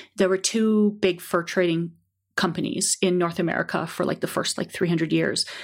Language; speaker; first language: English; native; English